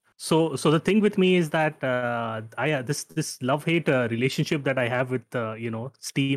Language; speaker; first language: English; non-native, local second language; Hindi